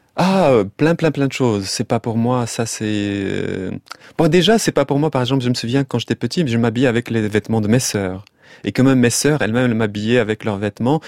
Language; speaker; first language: French; non-native, local second language; Arabic